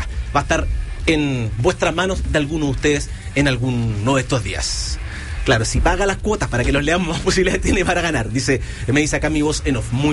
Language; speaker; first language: Spanish; native; Spanish